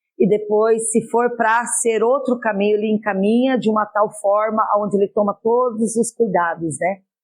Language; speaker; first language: Portuguese; native; Portuguese